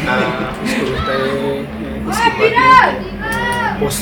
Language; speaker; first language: Hindi; non-native, local second language; Ladakhi